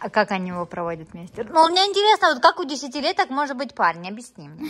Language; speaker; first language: Russian; native; Russian